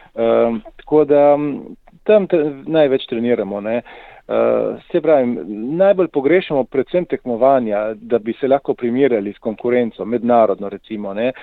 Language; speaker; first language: Slovenian; native; Slovenian